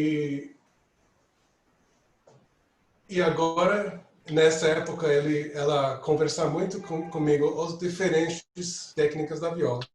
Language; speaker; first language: Portuguese; non-native, fluent; English